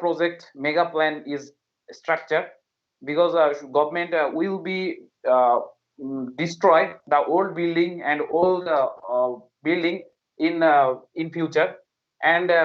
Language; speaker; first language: English; non-native, learner; Bangla